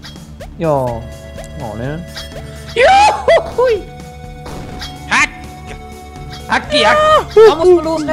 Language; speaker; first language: German; native; German